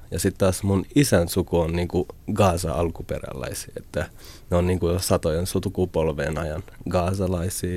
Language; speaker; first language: Finnish; early bilingual, other home language; Arabic